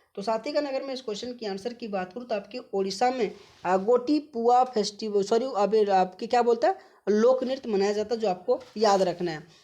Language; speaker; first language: Hindi; native; Hindi